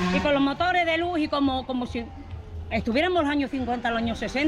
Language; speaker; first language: Spanish; native; Spanish